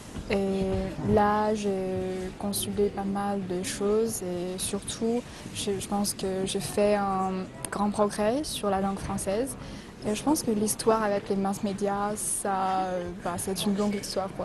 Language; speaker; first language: French; non-native, fluent; Chinese